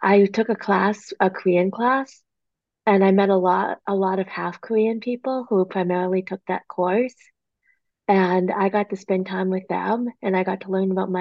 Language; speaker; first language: English; native; English